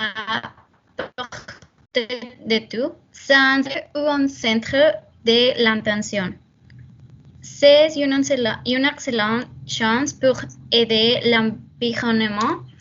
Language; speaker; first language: French; non-native, learner; Spanish